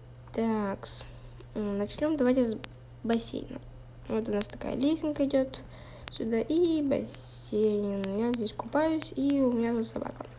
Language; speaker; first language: Russian; native; Russian